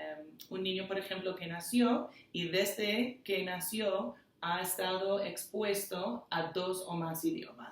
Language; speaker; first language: Spanish; non-native, fluent; English